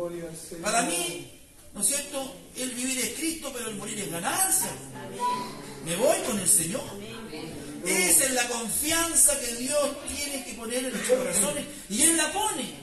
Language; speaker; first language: Spanish; native; Spanish